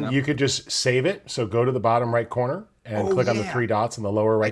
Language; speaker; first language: English; native; English